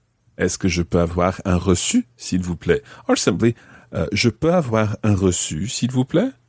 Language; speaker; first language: French; non-native, fluent; English